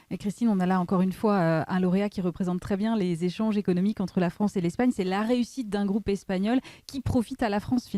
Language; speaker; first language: French; native; French